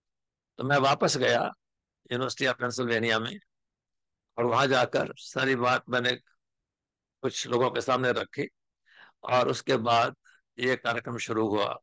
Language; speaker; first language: Hindi; native; Hindi